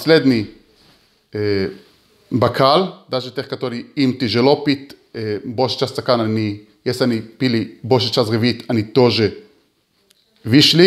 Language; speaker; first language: Russian; early bilingual, heritage; Hebrew